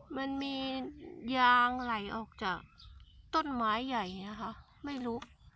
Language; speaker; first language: Thai; non-native, local second language; Khmer